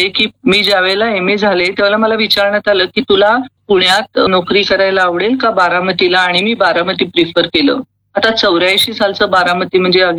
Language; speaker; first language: Marathi; non-native, local second language; Kannada